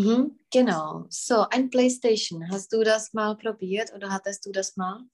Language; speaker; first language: German; non-native, fluent; Czech